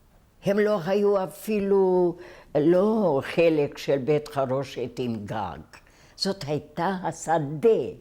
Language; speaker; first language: Hebrew; non-native, fluent; Hungarian